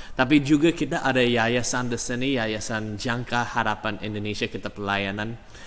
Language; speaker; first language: Indonesian; non-native, fluent; English